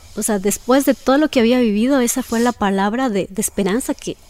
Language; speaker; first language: Spanish; native; Spanish